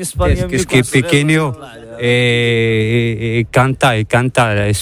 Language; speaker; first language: Spanish; non-native, learner; Arabic